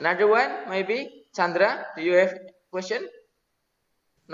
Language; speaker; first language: English; non-native, learner; Indonesian